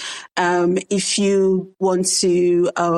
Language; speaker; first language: English; non-native, local second language; Krio